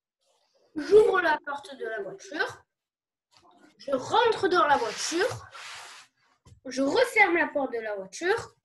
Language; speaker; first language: French; native; French